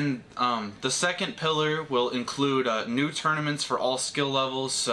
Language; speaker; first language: English; native; English